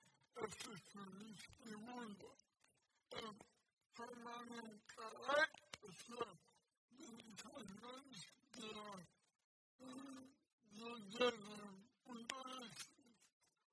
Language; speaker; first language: German; non-native, learner; Russian